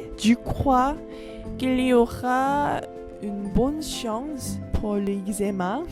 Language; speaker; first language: French; non-native, learner; Korean